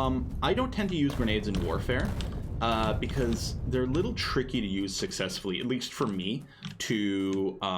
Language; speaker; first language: English; native; English